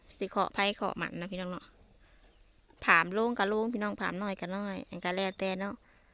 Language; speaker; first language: Thai; native; Thai